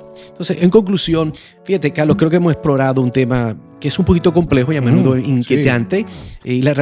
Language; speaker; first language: Spanish; native; Spanish